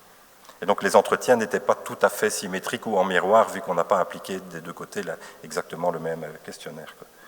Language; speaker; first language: French; native; French